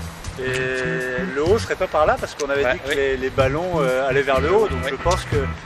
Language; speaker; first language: French; native; French